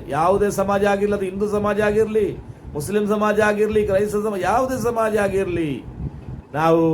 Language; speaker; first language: Kannada; non-native, local second language; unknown